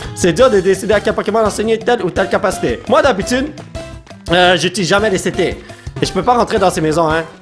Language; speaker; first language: French; native; French